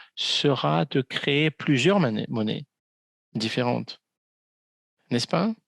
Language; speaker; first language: French; non-native, fluent; Russian